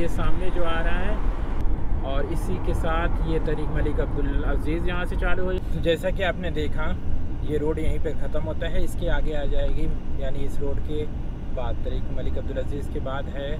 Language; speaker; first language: Hindi; native; Hindi